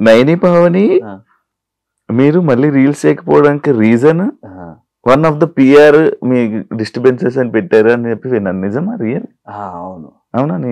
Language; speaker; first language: Telugu; native; Telugu